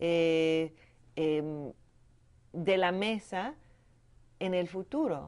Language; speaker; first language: Spanish; non-native, fluent; English